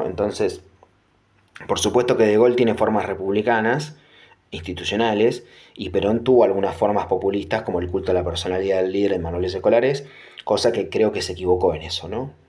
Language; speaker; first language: Spanish; native; Spanish